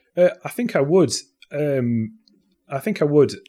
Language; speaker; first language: English; native; English